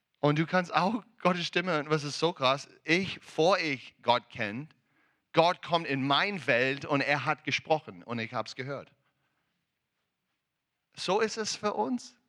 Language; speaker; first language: German; non-native, learner; English